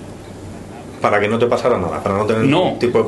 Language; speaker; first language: Spanish; native; Spanish